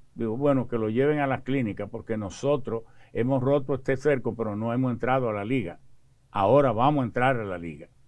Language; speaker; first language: Spanish; early bilingual, other home language; French